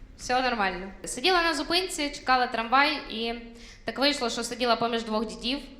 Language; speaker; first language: Ukrainian; non-native, local second language; Russian